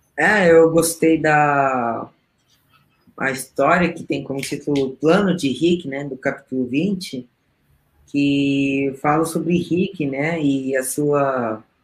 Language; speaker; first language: Portuguese; non-native, fluent; Spanish